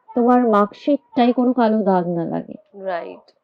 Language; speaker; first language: Bangla; native; Bangla